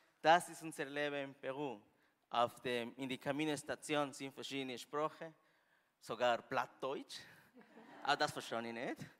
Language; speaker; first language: German; non-native, learner; Spanish